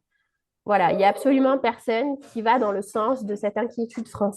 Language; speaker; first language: French; native; French